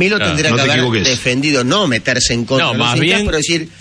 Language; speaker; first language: Spanish; native; Spanish